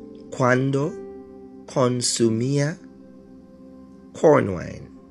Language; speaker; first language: Spanish; non-native, fluent; English